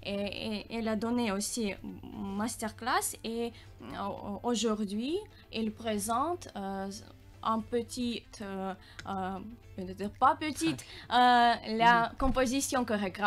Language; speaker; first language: French; non-native, learner; Russian